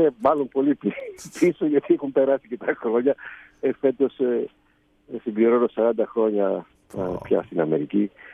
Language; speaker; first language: Greek; native; Greek